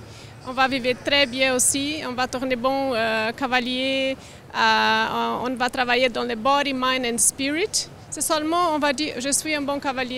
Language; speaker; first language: French; non-native, learner; Portuguese